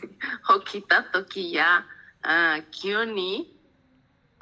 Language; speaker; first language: Japanese; non-native, learner; Spanish